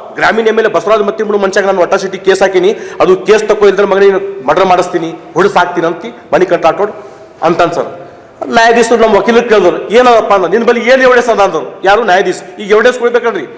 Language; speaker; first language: Kannada; non-native, local second language; Lambadi